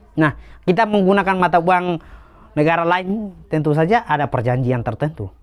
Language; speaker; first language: Indonesian; native; Indonesian